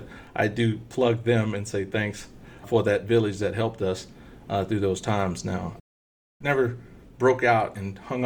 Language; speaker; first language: English; native; English